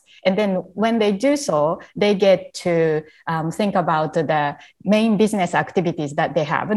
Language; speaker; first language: English; non-native, fluent; Japanese